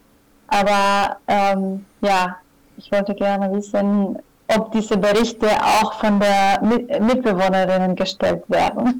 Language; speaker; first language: German; non-native, fluent; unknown